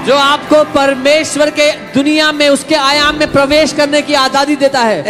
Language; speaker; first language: Hindi; native; Hindi